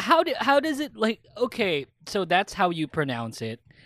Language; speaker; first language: English; non-native, local second language; Filipino